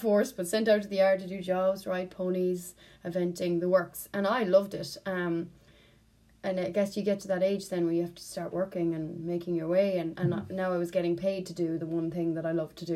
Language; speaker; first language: English; native; English